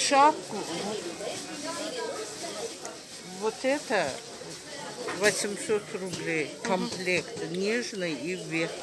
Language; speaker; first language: Russian; non-native, learner; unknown